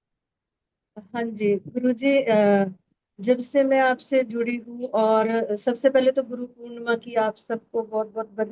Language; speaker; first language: Hindi; native; Hindi